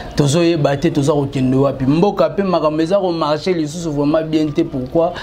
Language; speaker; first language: Lingala; native; Lingala